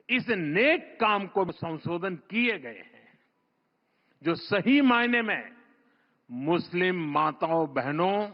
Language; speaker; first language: Hindi; non-native, local second language; Gujarati